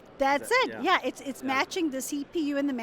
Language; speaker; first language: English; native; English